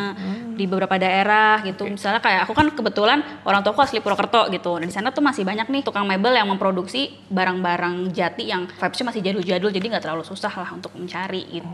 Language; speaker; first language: Indonesian; native; Indonesian